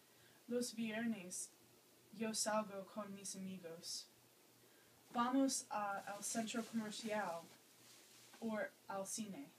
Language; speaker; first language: Spanish; non-native, learner; English